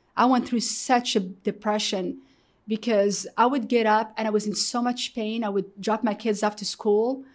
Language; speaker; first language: English; early bilingual, other home language; Arabic